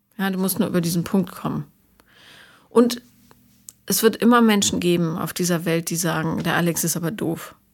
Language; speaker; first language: German; native; German